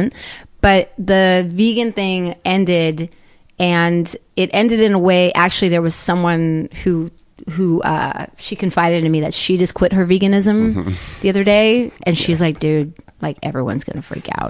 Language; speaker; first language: English; native; English